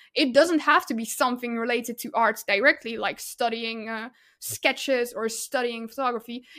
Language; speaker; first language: English; non-native, fluent; Russian